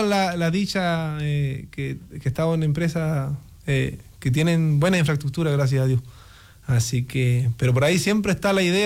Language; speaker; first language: Spanish; native; Spanish